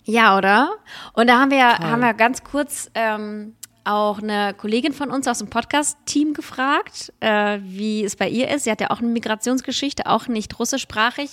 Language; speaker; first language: German; early bilingual, other home language; Russian